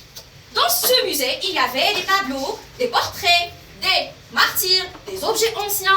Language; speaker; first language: French; non-native, local second language; Arabic